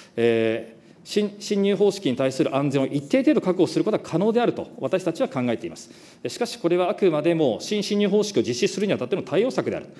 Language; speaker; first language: Japanese; native; Japanese